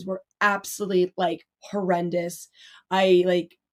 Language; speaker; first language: English; native; English